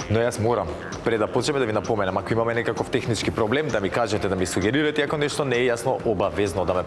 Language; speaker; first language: Macedonian; native; Macedonian